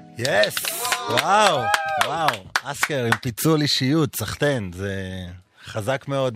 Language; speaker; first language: Hebrew; native; Hebrew